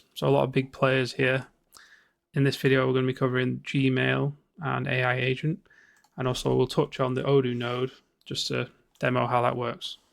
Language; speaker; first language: English; native; English